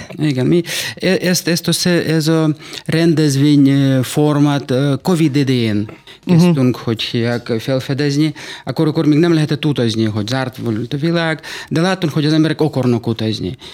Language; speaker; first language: Hungarian; non-native, fluent; Russian